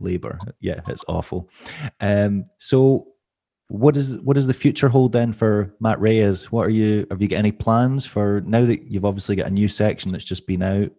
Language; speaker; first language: English; native; English